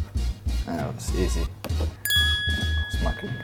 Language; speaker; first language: Dutch; early bilingual, other home language; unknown